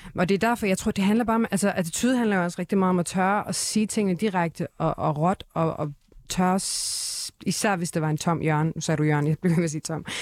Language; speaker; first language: Danish; early bilingual, other home language; Kurdish